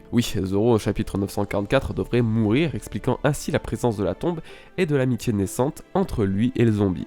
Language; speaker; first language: French; native; French